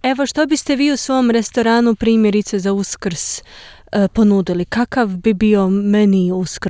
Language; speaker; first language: Croatian; native; Croatian